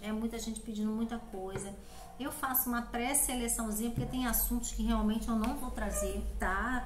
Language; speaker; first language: Portuguese; native; Portuguese